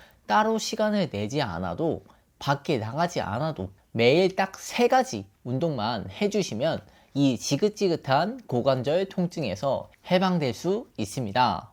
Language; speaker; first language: Korean; native; Korean